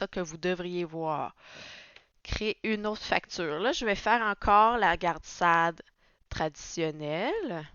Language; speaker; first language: French; native; French